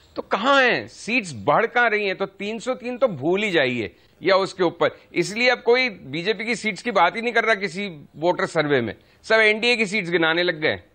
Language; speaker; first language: Hindi; native; Hindi